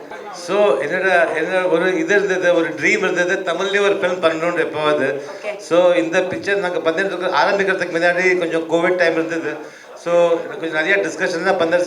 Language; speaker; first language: Tamil; early bilingual, heritage; Tamil